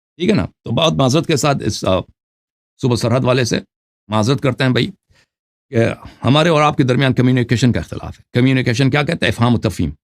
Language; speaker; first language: Urdu; non-native, fluent; Persian